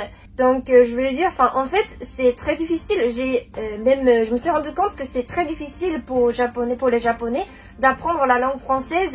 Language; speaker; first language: French; non-native, fluent; Japanese